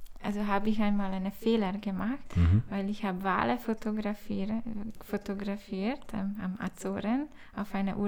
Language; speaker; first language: German; non-native, learner; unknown